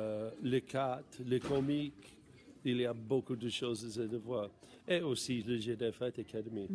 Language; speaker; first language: French; non-native, learner; English